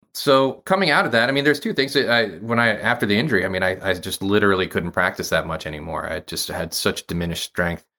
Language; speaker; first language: English; native; English